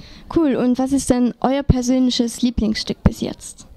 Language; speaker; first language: German; non-native, local second language; Luxembourgish